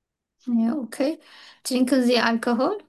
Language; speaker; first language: German; non-native, learner; Turkish